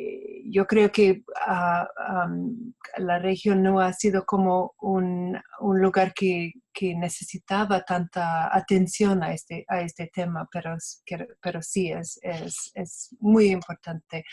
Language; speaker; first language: Spanish; non-native, fluent; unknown